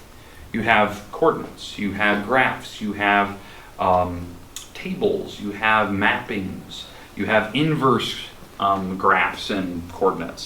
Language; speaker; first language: English; native; English